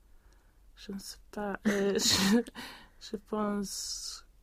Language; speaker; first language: French; non-native, learner; Swedish